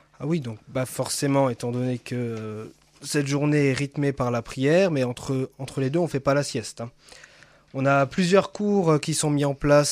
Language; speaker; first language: French; native; French